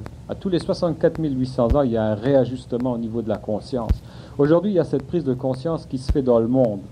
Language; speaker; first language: French; native; French